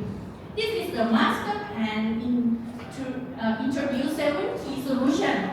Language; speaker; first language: English; non-native, learner; Thai